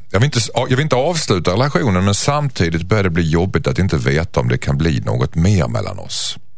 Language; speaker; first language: Swedish; native; Swedish